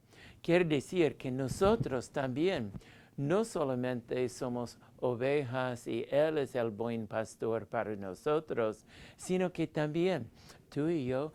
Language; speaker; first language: Spanish; non-native, fluent; English